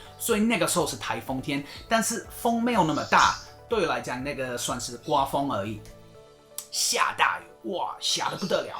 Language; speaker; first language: Chinese; non-native, fluent; English